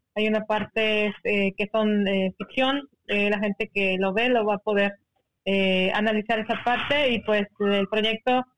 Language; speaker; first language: Spanish; non-native, local second language; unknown